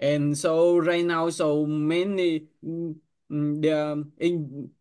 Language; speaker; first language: English; non-native, learner; Vietnamese